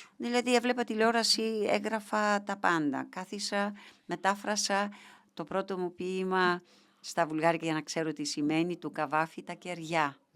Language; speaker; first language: Greek; non-native, fluent; Bulgarian